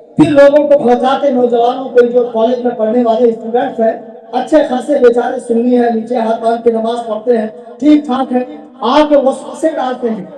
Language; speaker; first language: Urdu; native; Urdu